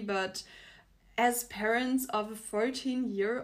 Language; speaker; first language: English; non-native, fluent; German